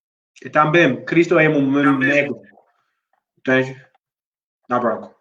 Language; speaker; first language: Portuguese; non-native, learner; English